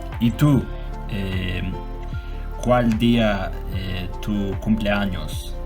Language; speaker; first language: Spanish; non-native, learner; Turkish